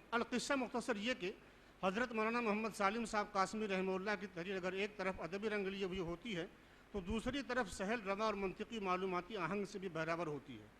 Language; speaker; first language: Urdu; native; Urdu